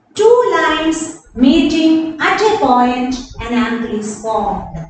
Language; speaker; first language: English; non-native, local second language; Malayalam